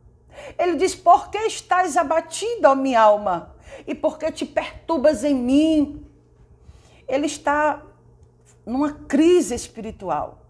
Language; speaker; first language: Portuguese; native; Portuguese